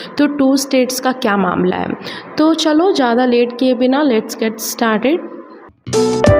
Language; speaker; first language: Hindi; non-native, local second language; Malayalam